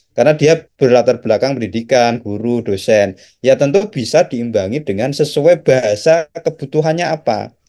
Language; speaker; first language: Indonesian; non-native, local second language; Javanese